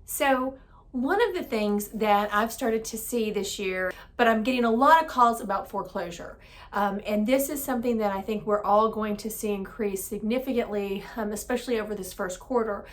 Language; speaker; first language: English; native; English